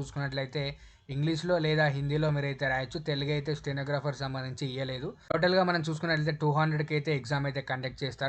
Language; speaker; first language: Telugu; native; Telugu